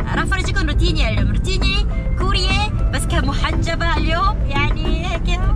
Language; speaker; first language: Arabic; non-native, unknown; Korean